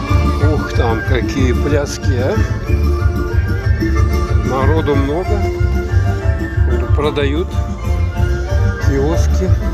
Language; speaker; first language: Russian; native; Russian